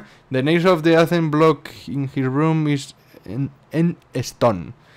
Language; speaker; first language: English; non-native, learner; Spanish